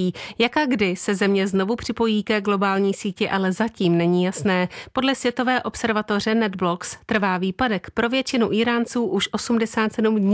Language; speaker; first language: Czech; native; Czech